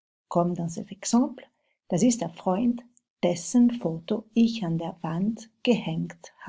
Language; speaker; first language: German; non-native, fluent; French